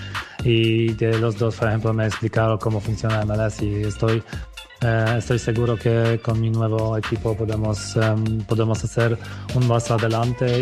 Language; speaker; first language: Spanish; non-native, fluent; Polish